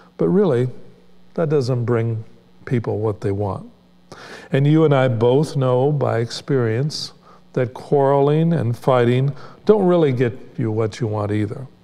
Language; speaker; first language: English; native; English